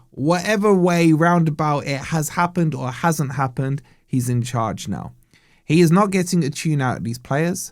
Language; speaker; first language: English; native; English